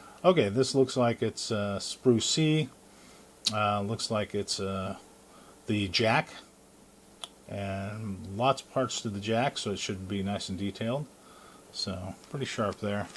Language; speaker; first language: English; native; English